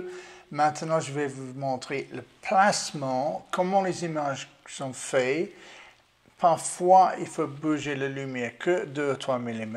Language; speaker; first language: French; non-native, learner; English